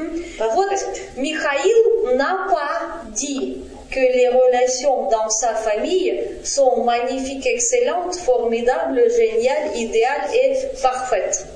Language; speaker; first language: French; non-native, fluent; Russian